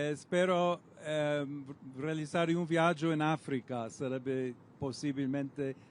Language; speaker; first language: Italian; non-native, fluent; English